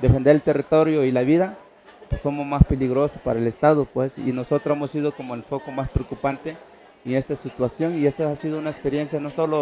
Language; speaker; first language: Spanish; non-native, local second language; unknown